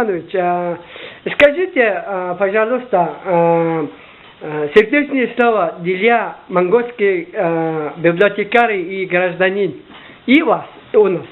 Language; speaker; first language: Russian; non-native, learner; Mongolian